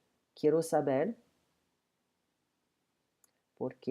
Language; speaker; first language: Spanish; non-native, fluent; French